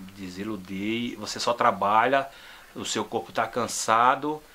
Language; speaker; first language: Portuguese; native; Portuguese